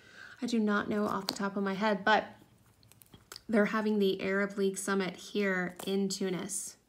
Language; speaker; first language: English; native; English